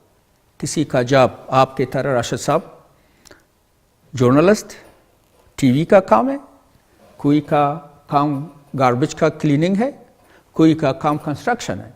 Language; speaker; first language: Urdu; non-native, learner; Pashto